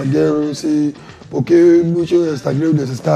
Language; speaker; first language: Spanish; non-native, learner; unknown